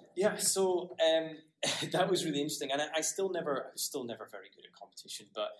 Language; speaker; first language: English; native; English